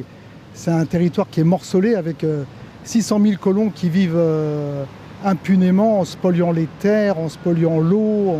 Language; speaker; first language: French; native; French